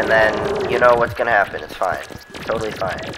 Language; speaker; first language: English; native; English